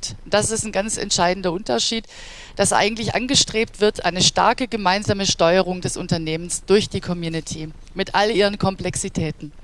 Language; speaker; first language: German; native; German